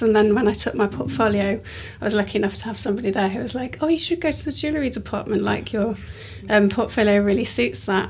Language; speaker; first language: English; native; English